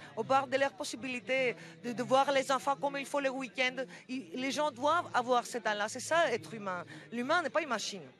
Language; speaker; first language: French; non-native, fluent; Greek